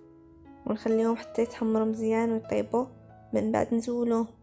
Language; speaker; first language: Arabic; native; Arabic